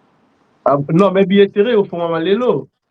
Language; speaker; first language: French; non-native, local second language; Lingala